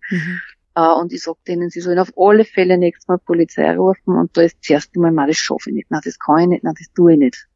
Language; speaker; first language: German; native; German